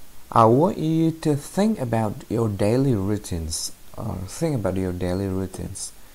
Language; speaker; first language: English; non-native, fluent; Indonesian